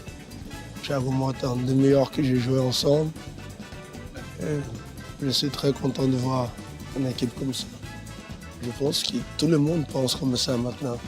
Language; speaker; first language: French; non-native, fluent; Portuguese